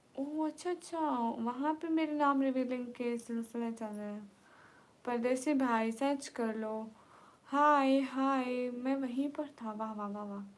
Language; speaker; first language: Urdu; non-native, local second language; Punjabi